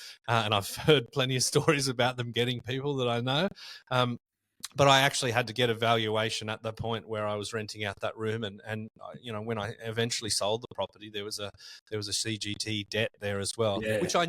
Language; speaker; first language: English; native; English